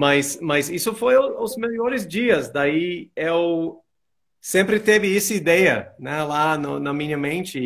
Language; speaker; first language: Portuguese; non-native, fluent; English